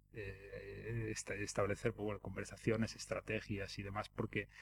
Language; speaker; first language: Spanish; native; Spanish